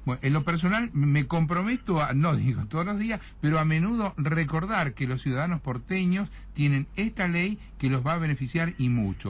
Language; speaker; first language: Spanish; native; Spanish